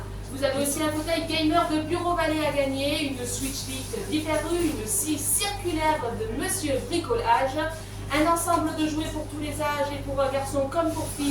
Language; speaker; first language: French; native; French